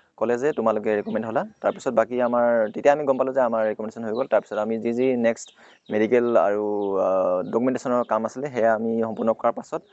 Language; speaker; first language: Assamese; native; Assamese